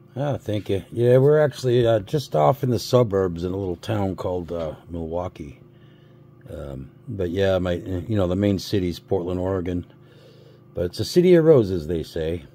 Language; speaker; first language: English; native; English